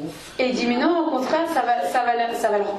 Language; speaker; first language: French; native; French